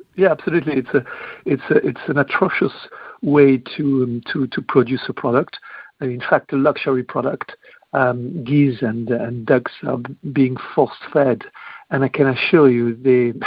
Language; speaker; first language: English; non-native, fluent; French